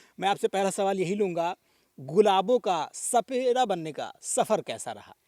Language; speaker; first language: Hindi; native; Hindi